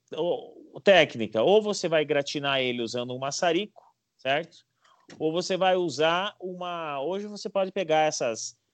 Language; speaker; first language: Portuguese; native; Portuguese